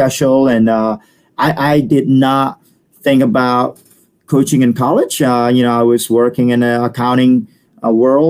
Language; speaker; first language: English; non-native, fluent; Indonesian